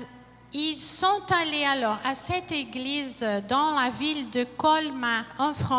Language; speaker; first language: French; non-native, fluent; Portuguese